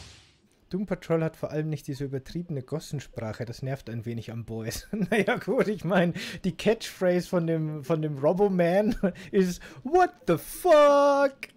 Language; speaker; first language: German; native; German